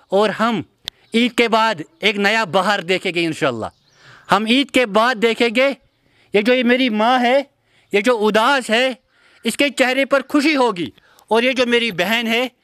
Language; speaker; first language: Hindi; non-native, local second language; Kashmiri